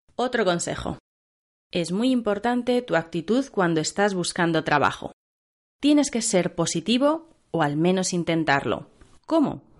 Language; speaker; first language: Spanish; native; Spanish